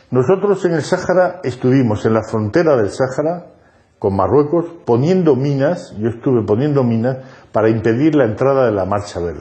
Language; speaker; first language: Spanish; native; Spanish